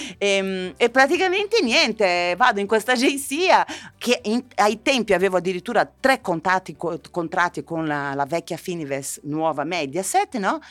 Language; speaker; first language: Italian; non-native, fluent; Spanish